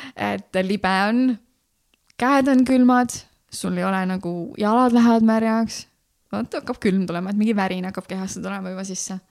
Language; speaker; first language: Estonian; native; Estonian